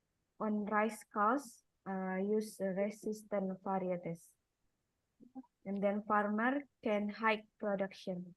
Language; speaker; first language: English; non-native, learner; Indonesian